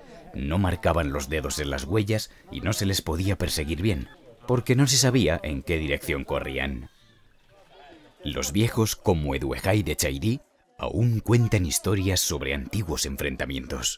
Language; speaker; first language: Spanish; native; Spanish